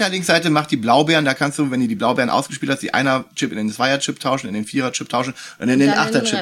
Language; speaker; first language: German; native; German